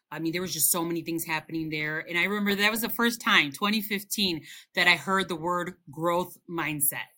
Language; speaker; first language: English; early bilingual, other home language; Spanish